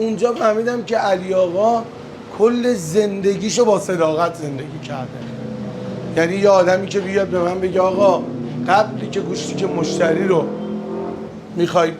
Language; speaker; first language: Persian; native; Persian